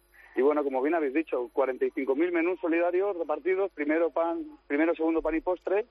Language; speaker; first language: Spanish; native; Spanish